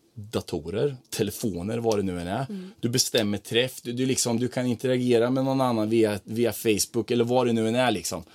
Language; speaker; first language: Swedish; non-native, fluent; Croatian